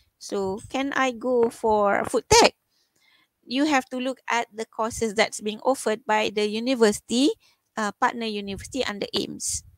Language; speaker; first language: English; non-native, local second language; Malay